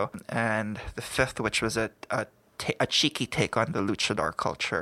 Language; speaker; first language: English; non-native, local second language; Filipino